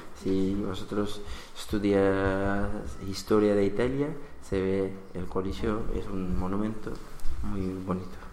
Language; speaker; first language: Spanish; non-native, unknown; Bangla